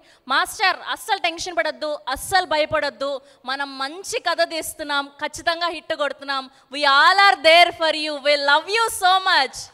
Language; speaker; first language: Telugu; native; Telugu